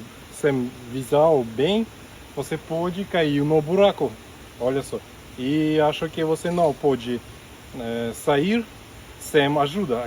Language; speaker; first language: Portuguese; non-native, learner; Russian